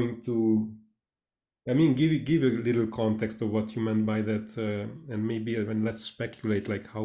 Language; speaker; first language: English; non-native, fluent; Hungarian